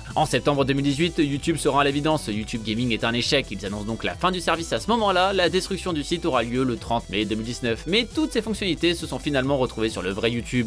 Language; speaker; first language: French; native; French